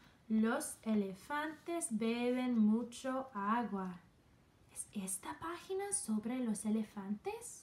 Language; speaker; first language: Spanish; non-native, fluent; English